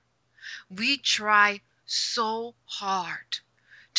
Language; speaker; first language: English; non-native, fluent; French